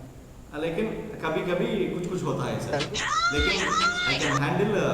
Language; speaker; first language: Hindi; non-native, local second language; Telugu